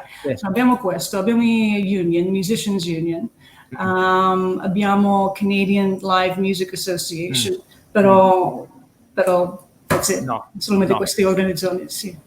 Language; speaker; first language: Italian; early bilingual, heritage; English